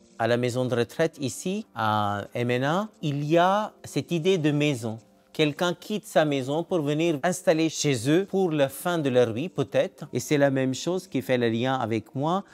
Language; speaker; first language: French; non-native, fluent; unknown